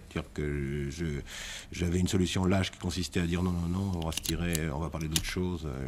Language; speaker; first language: French; native; French